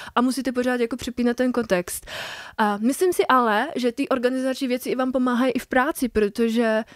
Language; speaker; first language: Czech; non-native, fluent; Bosnian